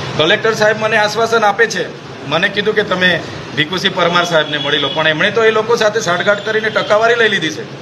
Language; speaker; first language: Gujarati; non-native, local second language; Vasavi